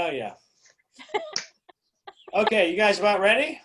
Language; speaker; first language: English; native; English